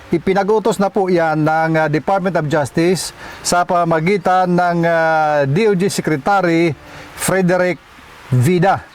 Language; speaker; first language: Filipino; non-native, local second language; Waray